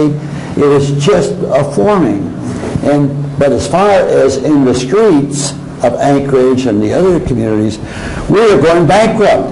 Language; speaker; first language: English; native; English